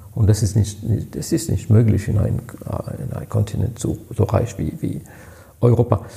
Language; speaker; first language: German; non-native, fluent; French